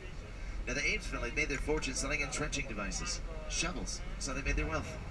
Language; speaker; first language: English; native; English